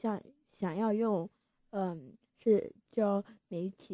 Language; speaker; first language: Chinese; early bilingual, heritage; Chinese